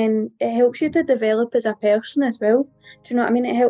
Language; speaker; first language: English; native; English